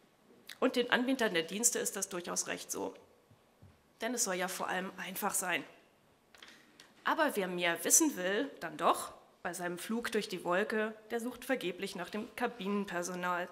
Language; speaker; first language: German; native; German